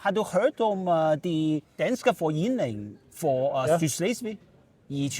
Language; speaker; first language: Danish; non-native, learner; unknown